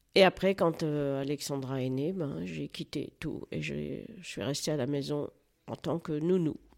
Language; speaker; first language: French; native; French